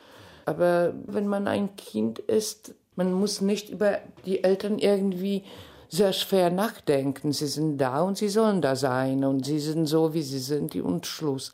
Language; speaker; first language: German; non-native, fluent; Polish